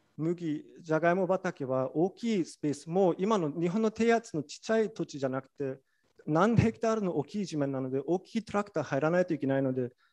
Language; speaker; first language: Japanese; non-native, fluent; German